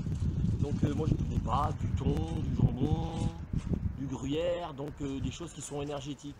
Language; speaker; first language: French; native; French